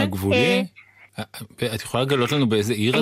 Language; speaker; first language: Hebrew; native; Hebrew